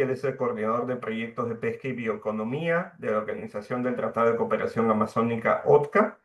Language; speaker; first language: Spanish; native; Spanish